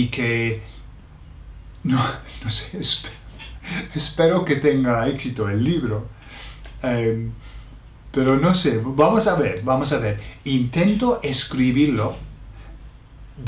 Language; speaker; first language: Spanish; non-native, fluent; English